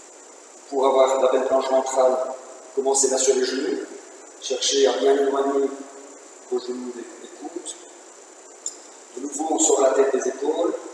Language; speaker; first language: French; native; French